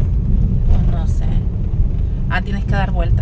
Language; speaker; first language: Spanish; native; Spanish